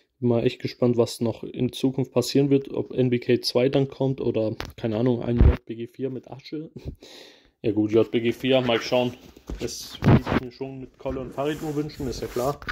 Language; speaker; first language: German; early bilingual, other home language; Kurdish